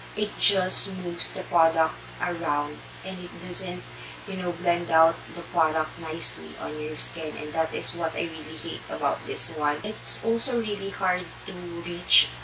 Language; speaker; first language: English; non-native, local second language; Filipino